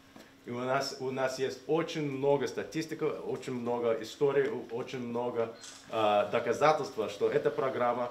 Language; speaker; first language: Russian; non-native, fluent; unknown